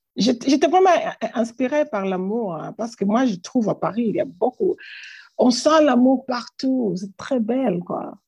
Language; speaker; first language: French; non-native, learner; English